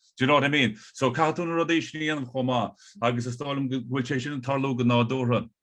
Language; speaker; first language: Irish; native; Irish